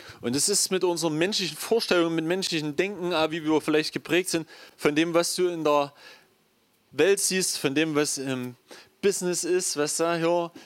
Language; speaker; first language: German; native; German